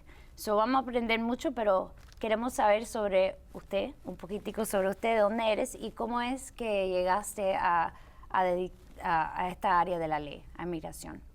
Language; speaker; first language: Spanish; early bilingual, heritage; Spanish